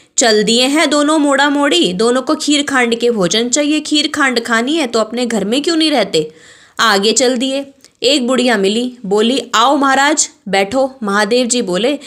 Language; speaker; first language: Hindi; native; Hindi